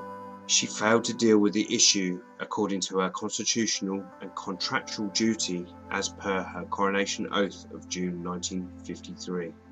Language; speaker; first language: English; native; English